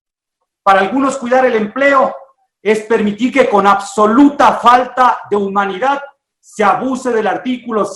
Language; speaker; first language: Spanish; native; Spanish